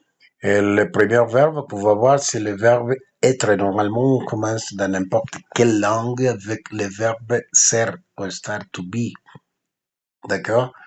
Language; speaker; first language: French; non-native, fluent; Spanish